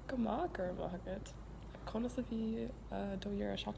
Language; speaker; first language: Irish; non-native, learner; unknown